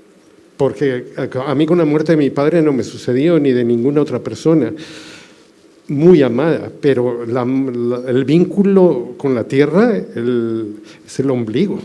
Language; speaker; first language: Spanish; non-native, fluent; French